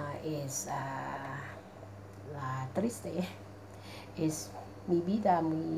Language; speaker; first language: Spanish; non-native, learner; Thai